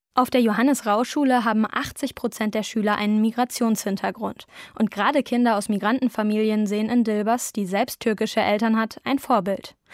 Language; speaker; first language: German; native; German